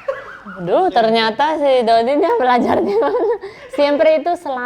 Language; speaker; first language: Indonesian; non-native, fluent; Spanish